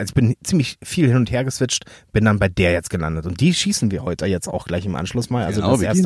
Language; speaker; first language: German; native; German